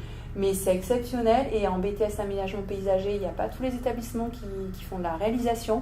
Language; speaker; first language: French; native; French